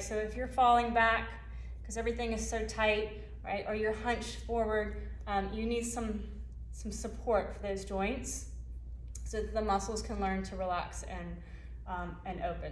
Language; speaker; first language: English; native; English